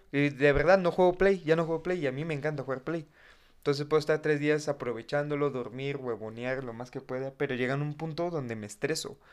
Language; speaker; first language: Spanish; native; Spanish